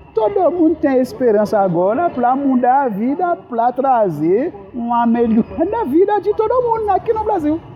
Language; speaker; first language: Portuguese; non-native, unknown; Haitian Creole